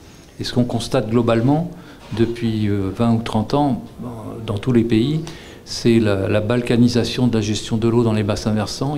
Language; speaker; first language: French; native; French